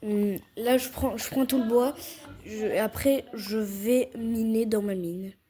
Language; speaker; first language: French; native; French